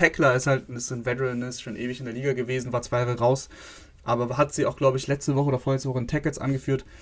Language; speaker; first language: German; native; German